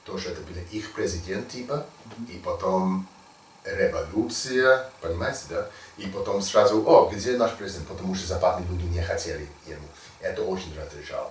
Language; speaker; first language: Russian; non-native, learner; English